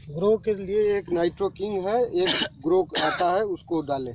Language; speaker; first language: Hindi; native; Hindi